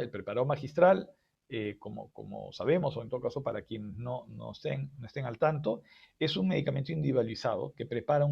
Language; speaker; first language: Spanish; native; Spanish